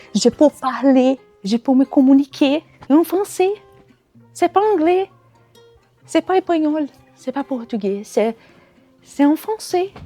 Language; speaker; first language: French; non-native, learner; Portuguese